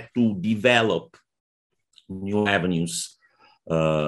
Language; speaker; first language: English; non-native, fluent; Italian